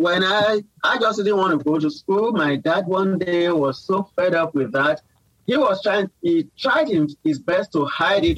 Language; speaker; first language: English; non-native, local second language; Yoruba